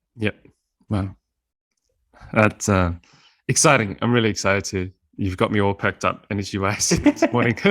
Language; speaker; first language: English; native; English